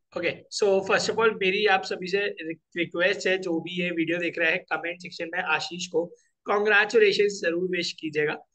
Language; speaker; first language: Hindi; native; Hindi